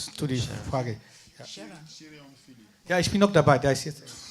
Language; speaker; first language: German; non-native, fluent; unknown